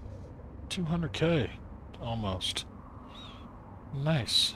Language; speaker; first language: English; native; English